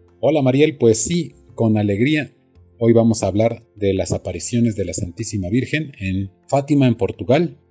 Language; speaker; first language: Spanish; native; Spanish